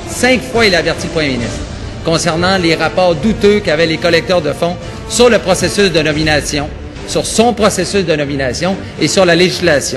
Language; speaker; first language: French; native; French